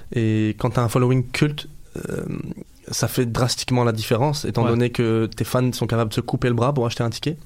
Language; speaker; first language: French; non-native, local second language; Arabic